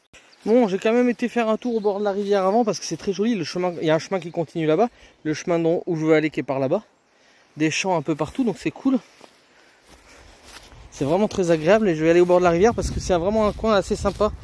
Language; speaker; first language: French; native; French